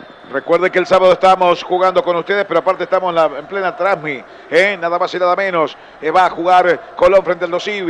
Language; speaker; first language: Spanish; native; Spanish